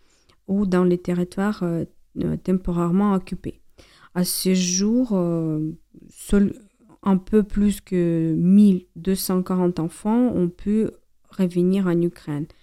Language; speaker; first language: French; non-native, fluent; Ukrainian